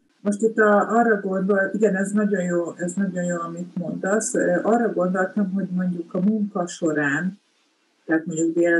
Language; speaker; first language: Hungarian; native; Hungarian